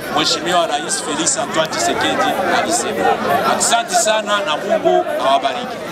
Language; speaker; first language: Swahili; native; Swahili